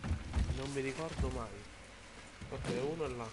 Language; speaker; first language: Italian; native; Italian